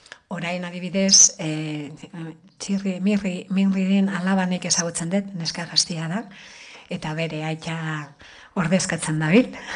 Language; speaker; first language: Basque; non-native, local second language; Spanish